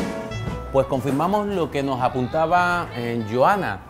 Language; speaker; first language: Spanish; native; Spanish